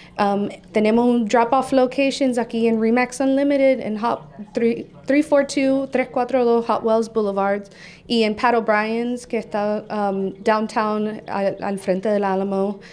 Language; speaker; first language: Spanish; early bilingual, heritage; Spanish